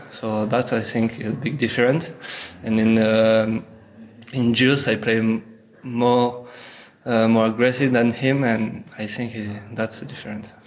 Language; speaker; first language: English; non-native, learner; French